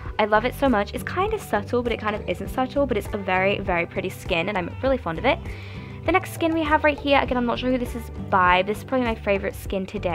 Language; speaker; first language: English; native; English